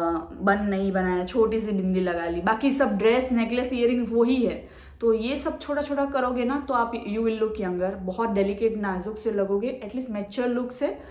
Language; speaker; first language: Hindi; native; Hindi